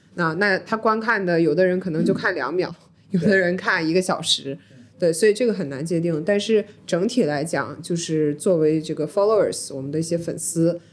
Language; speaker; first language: Chinese; early bilingual, heritage; Chinese